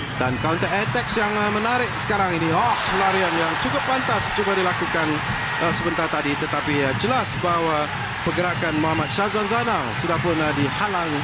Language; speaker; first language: Malay; native; Malay